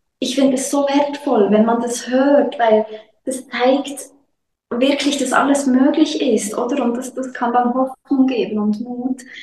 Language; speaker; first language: German; native; German